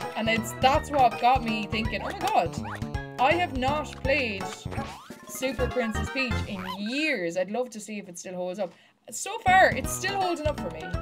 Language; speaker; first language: English; native; English